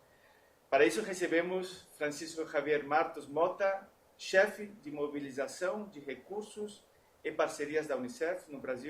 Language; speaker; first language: Portuguese; non-native, fluent; Spanish